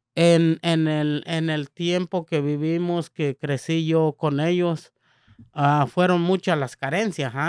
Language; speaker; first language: Spanish; native; Spanish